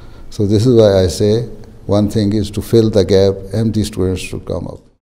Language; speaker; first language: English; non-native, local second language; Urdu